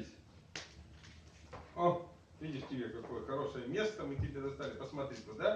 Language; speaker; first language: Russian; native; Russian